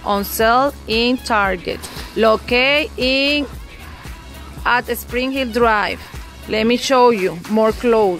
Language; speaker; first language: English; non-native, learner; Spanish